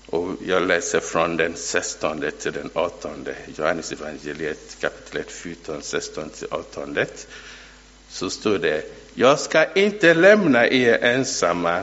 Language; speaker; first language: Swedish; non-native, fluent; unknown